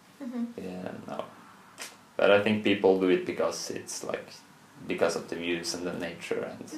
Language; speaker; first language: English; non-native, fluent; Norwegian